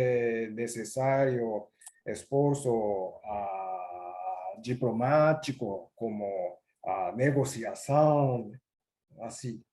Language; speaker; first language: Portuguese; non-native, learner; Japanese